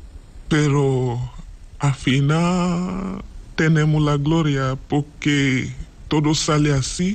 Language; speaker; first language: Spanish; non-native, learner; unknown